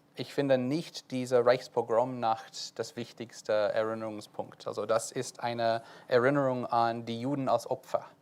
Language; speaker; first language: German; non-native, fluent; English